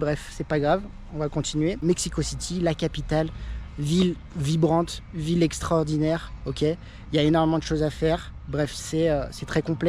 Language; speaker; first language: French; native; French